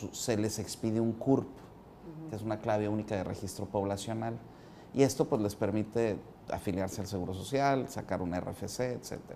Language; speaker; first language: Spanish; native; Spanish